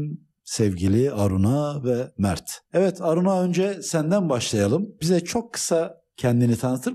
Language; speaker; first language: Turkish; native; Turkish